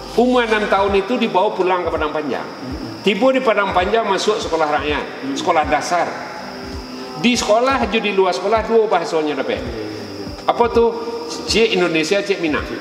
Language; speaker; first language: Malay; non-native, local second language; Minangkabau